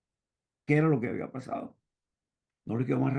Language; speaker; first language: Spanish; native; Spanish